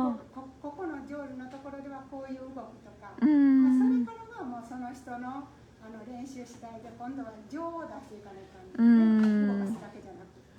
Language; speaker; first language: Japanese; native; Japanese